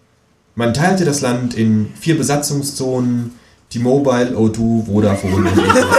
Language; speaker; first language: German; native; German